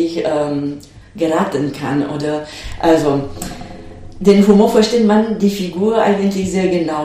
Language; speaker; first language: German; non-native, fluent; Romanian